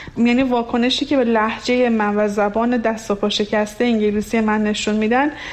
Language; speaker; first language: Persian; non-native, local second language; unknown